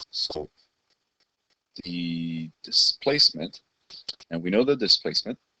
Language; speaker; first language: English; native; English